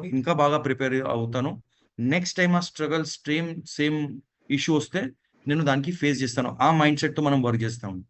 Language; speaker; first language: Telugu; non-native, fluent; Gujarati